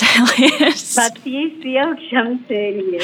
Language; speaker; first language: Latvian; non-native, fluent; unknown